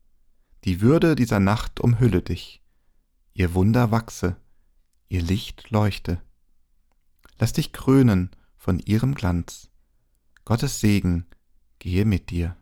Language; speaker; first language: German; native; German